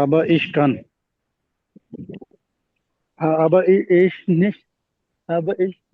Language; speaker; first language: German; non-native, learner; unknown